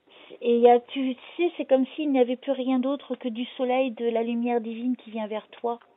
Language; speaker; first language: French; native; French